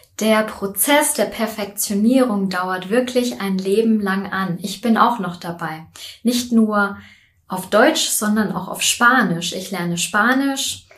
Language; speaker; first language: German; native; German